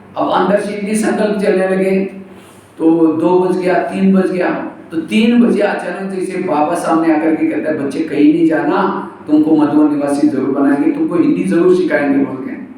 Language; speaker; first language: Hindi; non-native, local second language; Marathi